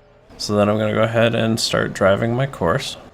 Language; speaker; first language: English; native; English